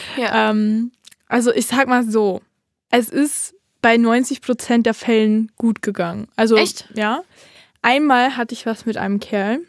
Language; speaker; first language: German; native; German